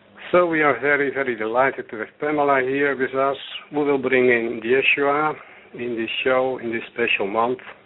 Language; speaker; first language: English; non-native, fluent; Dutch